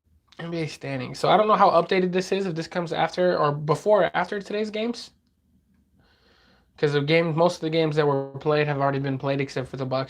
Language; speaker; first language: English; native; English